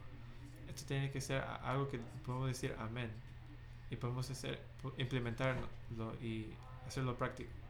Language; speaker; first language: Spanish; non-native, fluent; English